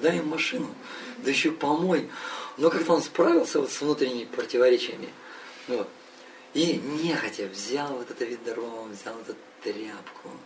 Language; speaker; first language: Russian; native; Russian